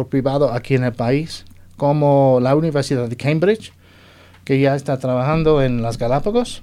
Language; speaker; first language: Spanish; non-native, fluent; English